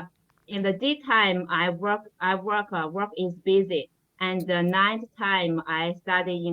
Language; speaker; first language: English; non-native, learner; Chinese